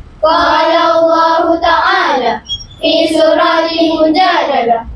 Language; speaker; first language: Arabic; non-native, learner; Malay